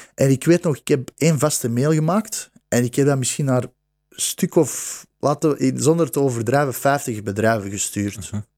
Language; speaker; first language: Dutch; early bilingual, other home language; Bosnian